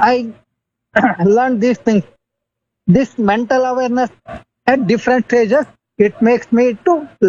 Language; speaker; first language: English; non-native, local second language; Kannada